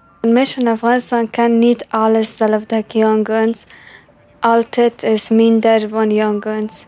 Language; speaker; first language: Dutch; early bilingual, other home language; Persian